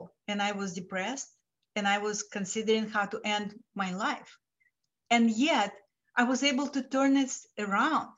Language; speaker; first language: English; non-native, fluent; Lithuanian